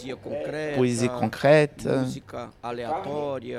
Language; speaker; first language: French; non-native, learner; Portuguese